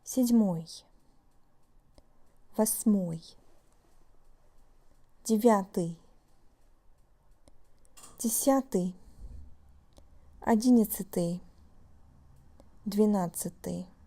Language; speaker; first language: Russian; non-native, fluent; English